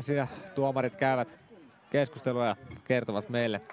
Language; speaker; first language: Finnish; native; Finnish